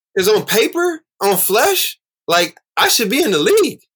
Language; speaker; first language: English; native; English